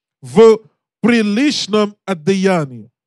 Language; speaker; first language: Russian; non-native, learner; English